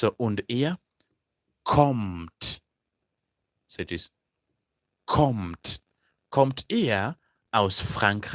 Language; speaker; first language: German; non-native, fluent; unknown